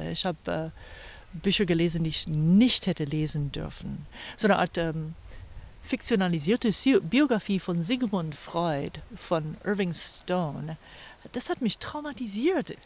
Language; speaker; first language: German; non-native, fluent; English